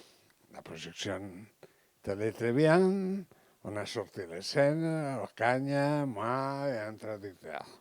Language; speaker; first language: French; non-native, learner; Catalan